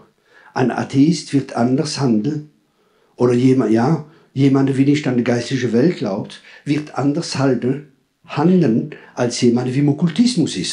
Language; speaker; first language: German; non-native, fluent; French